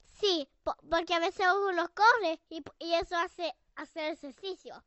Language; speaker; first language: Spanish; early bilingual, heritage; Spanish